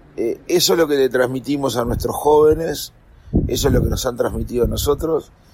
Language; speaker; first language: Spanish; native; Spanish